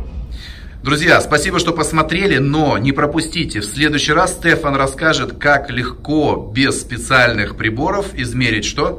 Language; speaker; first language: Russian; native; Russian